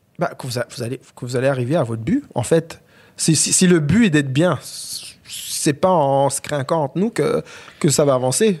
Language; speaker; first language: French; non-native, local second language; Kinyarwanda